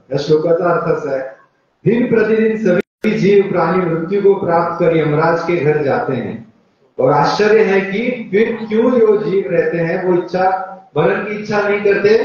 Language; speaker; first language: Hindi; non-native, local second language; Marathi